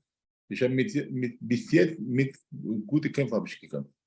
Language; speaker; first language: German; non-native, learner; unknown